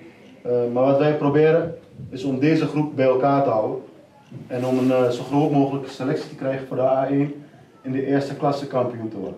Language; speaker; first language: Dutch; native; Dutch